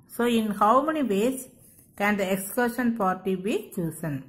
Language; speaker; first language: English; non-native, local second language; Tamil